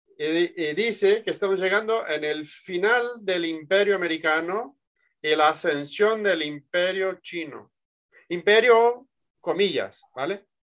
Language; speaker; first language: Spanish; non-native, fluent; Portuguese